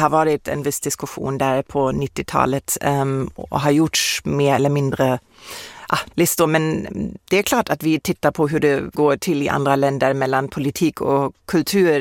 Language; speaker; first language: Swedish; non-native, fluent; German